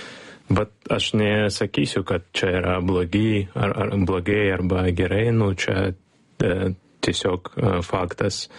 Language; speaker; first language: Lithuanian; non-native, learner; Ukrainian